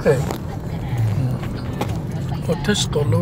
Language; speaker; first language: English; non-native, learner; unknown